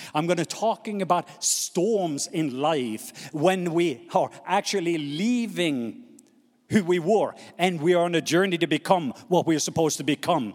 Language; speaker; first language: English; non-native, fluent; Norwegian